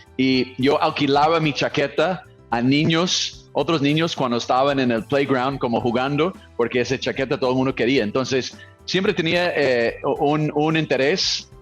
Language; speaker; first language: Spanish; non-native, fluent; English